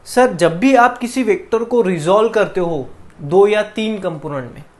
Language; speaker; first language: Hindi; non-native, local second language; Marathi